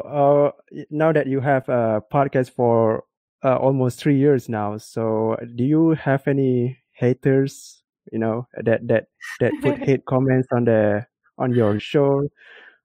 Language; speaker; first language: English; non-native, local second language; Malay